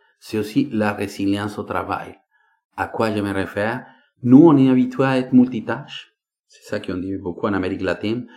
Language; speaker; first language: French; non-native, fluent; Spanish